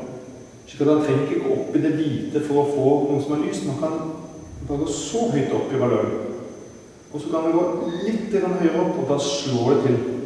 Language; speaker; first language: Norwegian; native; Norwegian